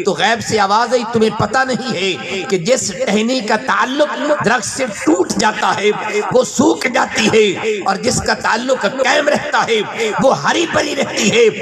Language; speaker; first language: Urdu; non-native, local second language; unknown